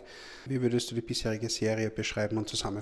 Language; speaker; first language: German; native; German